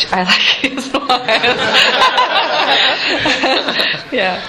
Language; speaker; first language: English; non-native, learner; Japanese